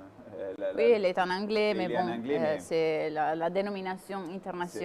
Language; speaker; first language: French; non-native, fluent; Italian